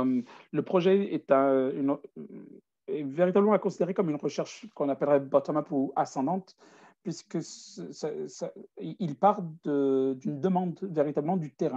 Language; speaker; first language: French; native; French